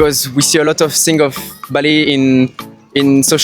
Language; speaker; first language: English; non-native, fluent; French